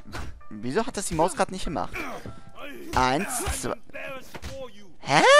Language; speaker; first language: German; native; German